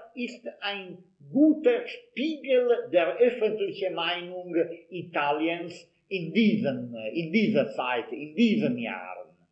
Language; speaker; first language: German; non-native, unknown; Italian